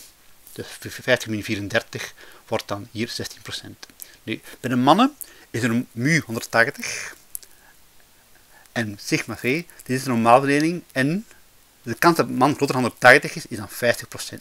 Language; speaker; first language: Dutch; native; Dutch